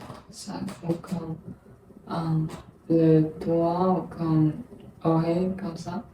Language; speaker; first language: French; non-native, learner; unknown